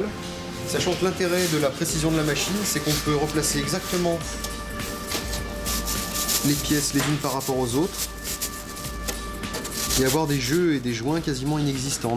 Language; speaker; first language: French; native; French